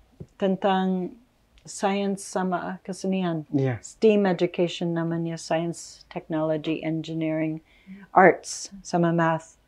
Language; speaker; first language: Indonesian; non-native, fluent; English